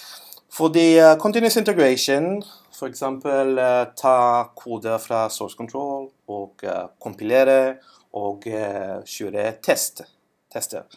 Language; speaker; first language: Norwegian; non-native, learner; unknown